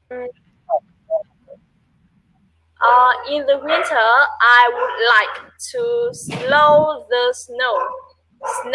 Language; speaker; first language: English; non-native, learner; Vietnamese